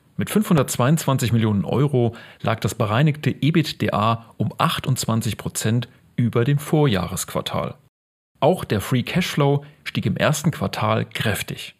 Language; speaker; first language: German; native; German